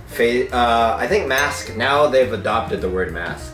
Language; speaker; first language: English; native; English